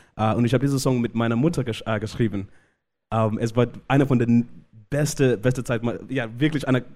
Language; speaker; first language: German; non-native, learner; Shona